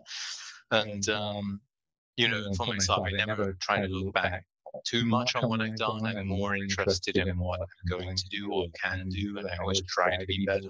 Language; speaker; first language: English; native; English